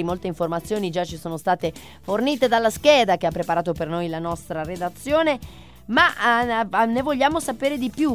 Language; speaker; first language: Italian; native; Italian